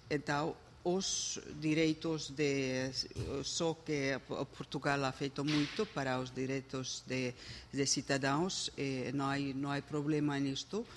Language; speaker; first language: Portuguese; non-native, learner; Finnish